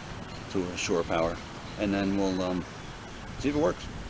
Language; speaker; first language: English; native; English